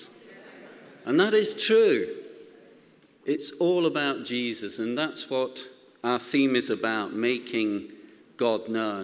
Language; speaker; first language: English; native; English